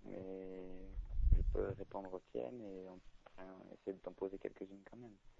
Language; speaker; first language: French; native; French